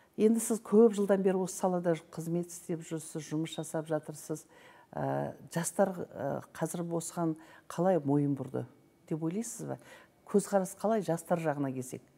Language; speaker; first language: Kazakh; native; Kazakh